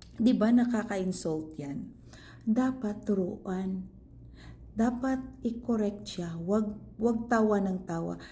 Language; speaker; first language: Filipino; non-native, local second language; Cebuano